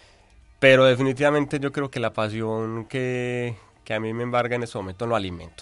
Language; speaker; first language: Spanish; native; Spanish